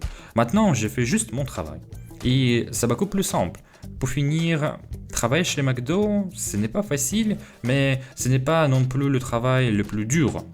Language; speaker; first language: French; non-native, fluent; Russian